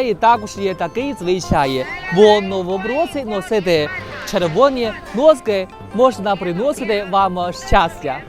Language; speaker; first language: Ukrainian; non-native, learner; Chinese